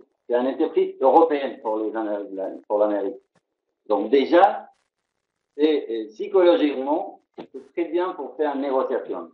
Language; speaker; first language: French; non-native, fluent; Spanish